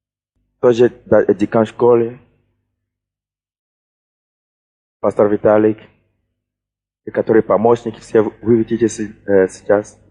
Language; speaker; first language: Russian; non-native, fluent; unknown